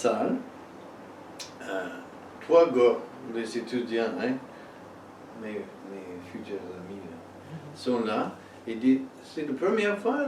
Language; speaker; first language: French; non-native, fluent; English